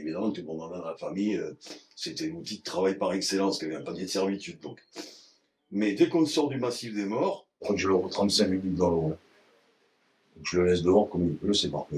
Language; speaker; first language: French; native; French